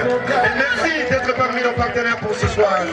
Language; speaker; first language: French; non-native, local second language; Rundi